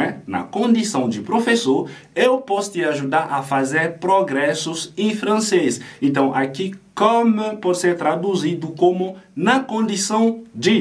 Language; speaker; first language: Portuguese; non-native, fluent; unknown